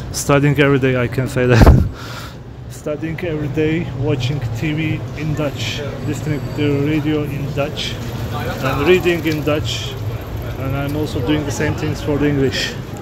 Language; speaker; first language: English; non-native, fluent; Turkish